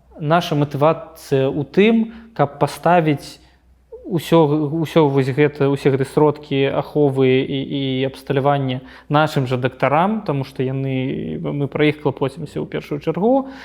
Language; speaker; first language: Belarusian; non-native, local second language; Russian